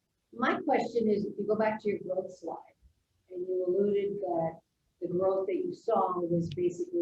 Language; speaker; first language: English; native; English